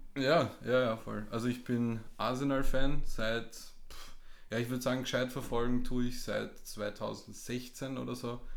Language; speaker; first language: German; native; German